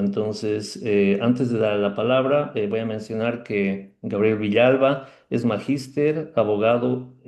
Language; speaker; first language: Spanish; native; Spanish